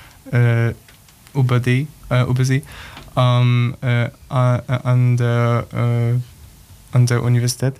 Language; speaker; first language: German; non-native, learner; Polish